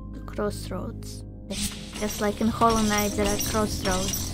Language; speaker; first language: English; non-native, fluent; Russian